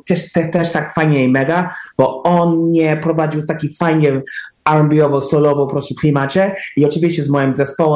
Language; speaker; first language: Polish; early bilingual, heritage; English